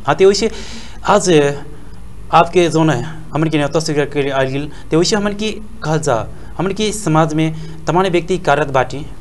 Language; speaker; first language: Bhojpuri; native; Bhojpuri